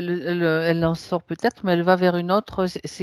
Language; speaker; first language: French; native; French